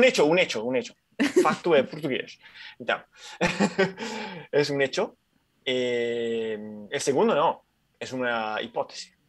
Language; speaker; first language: Spanish; non-native, fluent; Italian